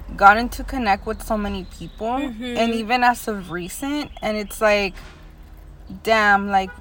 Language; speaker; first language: English; early bilingual, other home language; Spanish